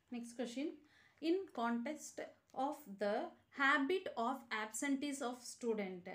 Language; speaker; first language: English; non-native, local second language; Tamil